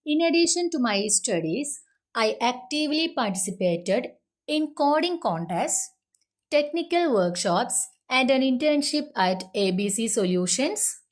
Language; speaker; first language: English; non-native, local second language; Malayalam